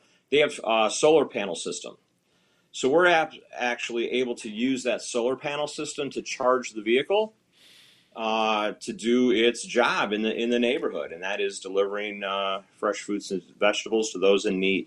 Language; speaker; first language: English; native; English